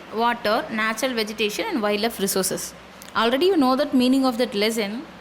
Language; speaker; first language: English; non-native, local second language; Tamil